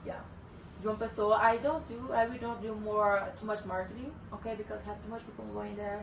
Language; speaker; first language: English; non-native, learner; Portuguese